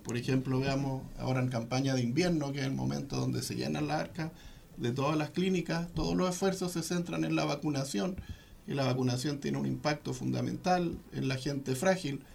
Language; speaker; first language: Spanish; native; Spanish